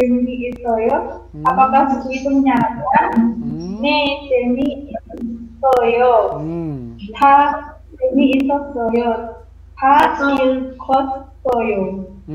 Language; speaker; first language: Korean; non-native, learner; Indonesian